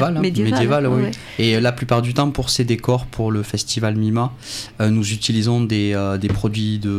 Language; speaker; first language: French; native; French